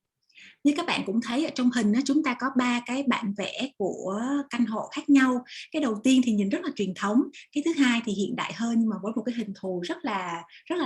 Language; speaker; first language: Vietnamese; native; Vietnamese